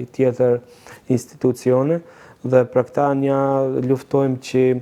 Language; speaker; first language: Albanian; non-native, local second language; Romany